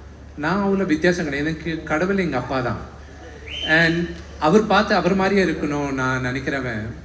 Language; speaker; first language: Tamil; non-native, local second language; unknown